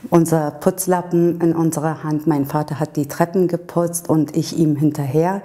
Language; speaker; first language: German; early bilingual, other home language; Turkish